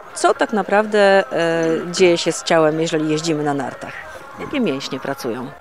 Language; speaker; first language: Polish; native; Polish